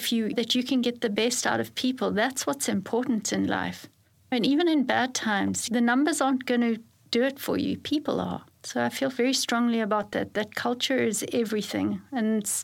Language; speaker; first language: English; native; English